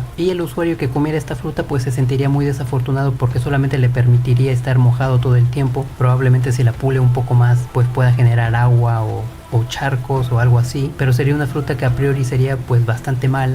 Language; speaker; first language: Spanish; native; Spanish